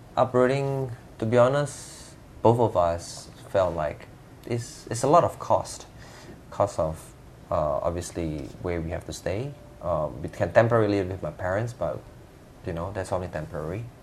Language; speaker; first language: English; non-native, fluent; Indonesian